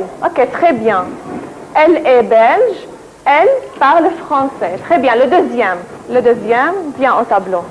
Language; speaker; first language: French; non-native, fluent; Arabic